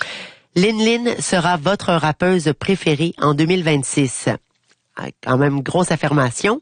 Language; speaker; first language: French; native; French